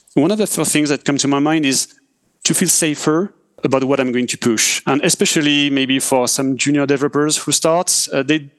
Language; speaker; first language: English; non-native, fluent; French